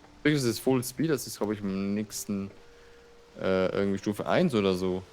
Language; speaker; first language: German; native; German